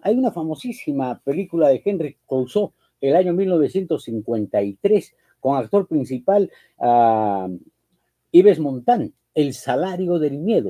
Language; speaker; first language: Spanish; native; Spanish